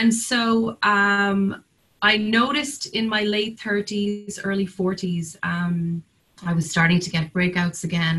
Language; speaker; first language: English; native; English